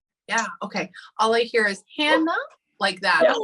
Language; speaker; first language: English; native; English